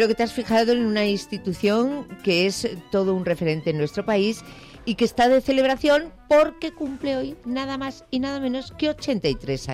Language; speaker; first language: Spanish; native; Spanish